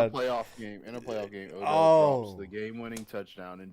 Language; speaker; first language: English; native; English